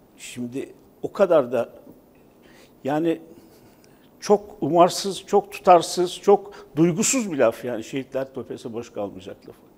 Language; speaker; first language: Turkish; native; Turkish